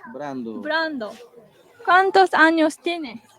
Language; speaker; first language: Spanish; non-native, learner; Japanese